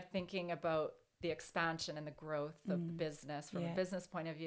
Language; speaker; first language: English; native; English